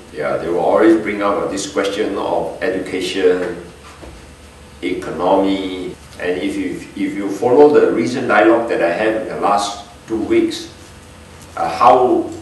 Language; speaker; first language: English; non-native, local second language; Min Nan Chinese